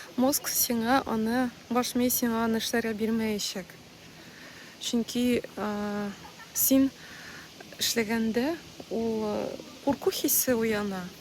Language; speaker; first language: Tatar; non-native, local second language; Russian